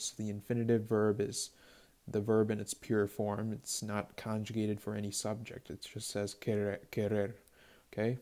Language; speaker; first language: English; native; English